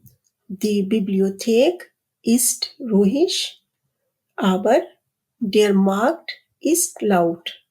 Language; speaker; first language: German; non-native, fluent; Urdu